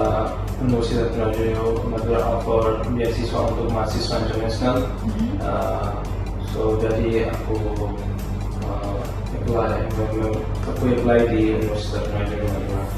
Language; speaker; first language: Indonesian; non-native, learner; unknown